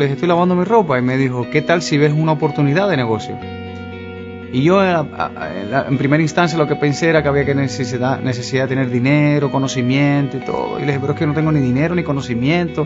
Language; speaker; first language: Spanish; native; Spanish